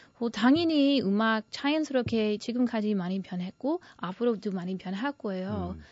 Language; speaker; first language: Korean; non-native, fluent; English